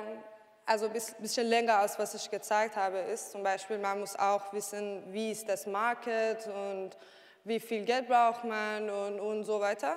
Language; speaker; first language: German; non-native, learner; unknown